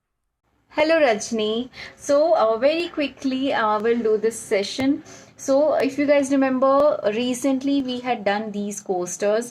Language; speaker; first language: English; non-native, local second language; Hindi